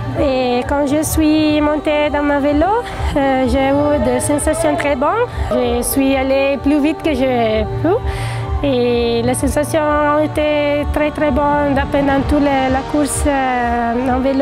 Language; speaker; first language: French; non-native, learner; Spanish